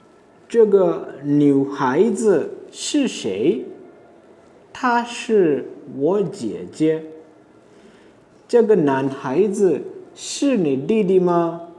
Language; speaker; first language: Chinese; non-native, fluent; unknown